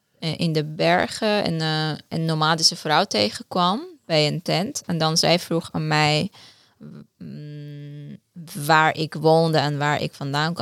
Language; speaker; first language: Dutch; non-native, fluent; Persian